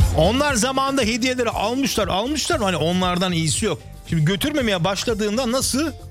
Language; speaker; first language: Turkish; early bilingual, heritage; Turkish